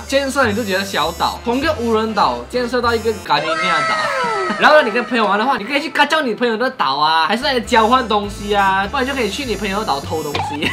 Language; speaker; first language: Chinese; native; Chinese